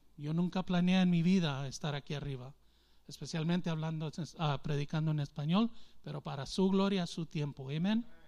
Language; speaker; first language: Spanish; early bilingual, heritage; English